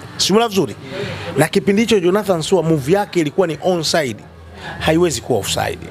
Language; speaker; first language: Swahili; native; Swahili